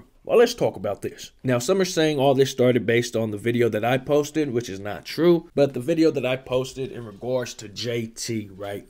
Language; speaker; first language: English; native; English